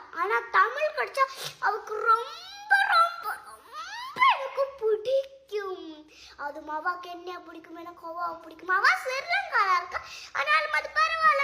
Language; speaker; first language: Tamil; early bilingual, heritage; Tamil